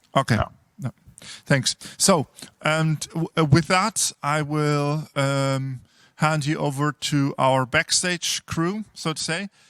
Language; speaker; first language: English; non-native, fluent; German